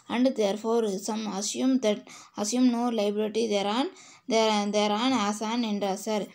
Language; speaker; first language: English; non-native, local second language; Tamil